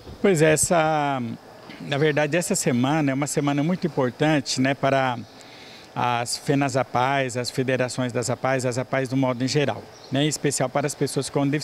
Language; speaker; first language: Portuguese; native; Portuguese